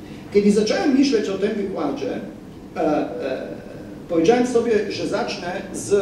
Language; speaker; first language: Polish; non-native, fluent; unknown